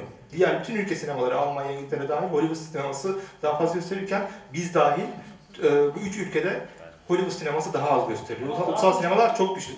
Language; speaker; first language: Turkish; native; Turkish